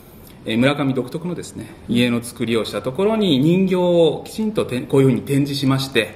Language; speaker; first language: Japanese; native; Japanese